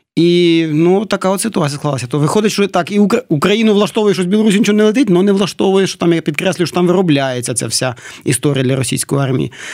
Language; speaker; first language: Ukrainian; native; Ukrainian